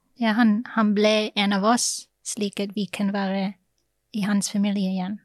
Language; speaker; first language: Norwegian; non-native, fluent; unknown